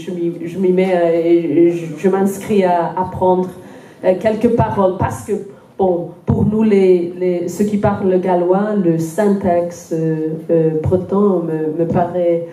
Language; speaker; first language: French; non-native, fluent; Welsh